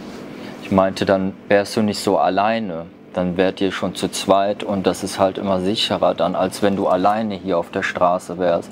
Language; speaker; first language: German; native; German